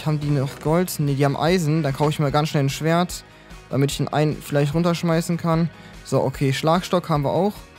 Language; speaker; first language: German; native; German